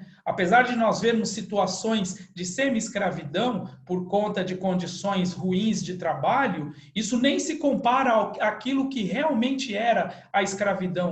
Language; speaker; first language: Portuguese; native; Portuguese